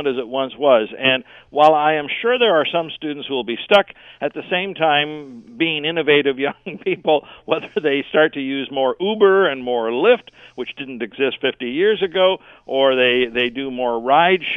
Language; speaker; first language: English; native; English